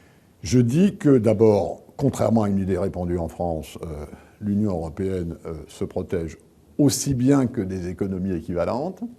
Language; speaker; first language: French; native; French